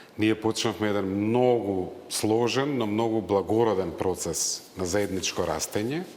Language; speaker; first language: Macedonian; native; Macedonian